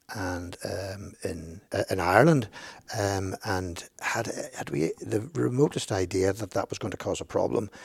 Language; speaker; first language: English; native; English